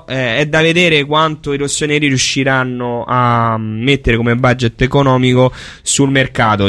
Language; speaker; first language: Italian; native; Italian